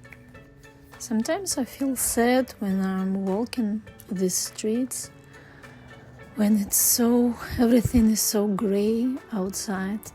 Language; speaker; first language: English; non-native, fluent; Russian